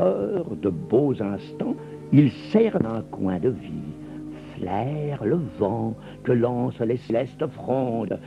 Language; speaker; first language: French; native; French